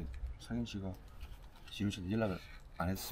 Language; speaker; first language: Korean; native; Korean